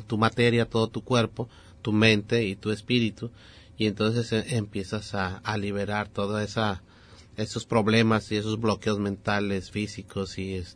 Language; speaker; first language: Spanish; non-native, local second language; Nahuatl languages